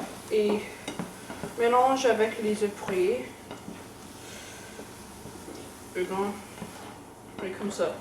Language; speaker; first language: French; non-native, learner; English